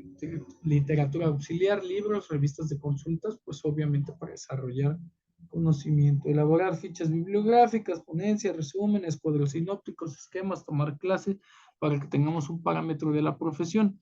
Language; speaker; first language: Spanish; native; Spanish